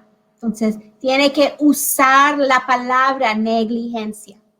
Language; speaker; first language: Spanish; early bilingual, heritage; Spanish